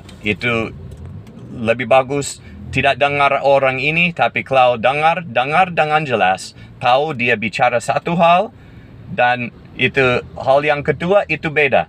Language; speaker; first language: Indonesian; non-native, fluent; English